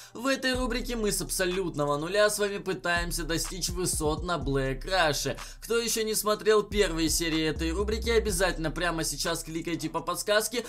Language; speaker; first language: Russian; native; Russian